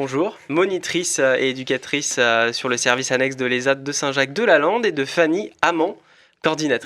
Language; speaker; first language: French; native; French